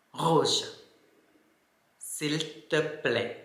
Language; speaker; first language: French; non-native, fluent; Thai